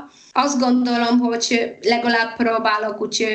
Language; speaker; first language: Hungarian; non-native, fluent; Polish